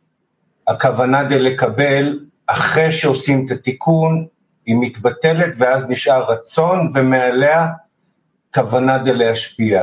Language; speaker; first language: Hebrew; non-native, fluent; Turkish